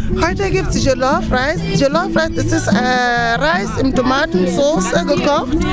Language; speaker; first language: German; non-native, fluent; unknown